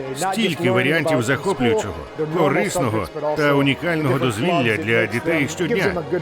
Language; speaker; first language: Ukrainian; non-native, fluent; English